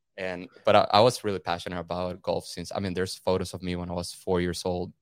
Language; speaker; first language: English; non-native, fluent; Spanish